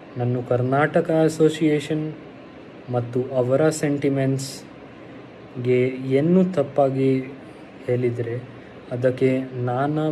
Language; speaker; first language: Kannada; non-native, learner; Hindi